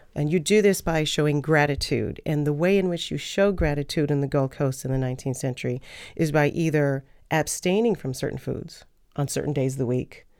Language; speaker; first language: English; native; English